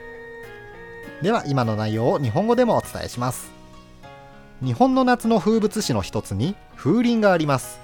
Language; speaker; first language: Japanese; native; Japanese